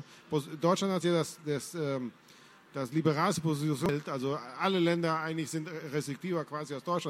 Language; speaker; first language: German; non-native, fluent; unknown